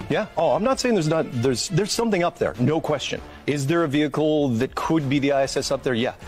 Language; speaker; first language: English; native; English